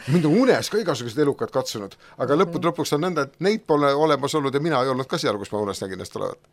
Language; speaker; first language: Estonian; native; Estonian